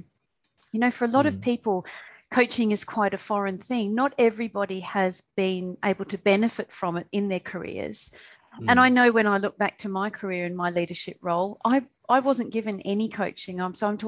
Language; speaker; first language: English; native; English